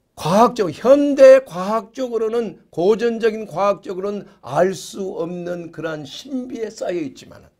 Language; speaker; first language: Korean; native; Korean